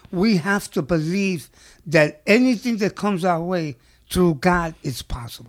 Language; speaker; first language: English; early bilingual, other home language; Spanish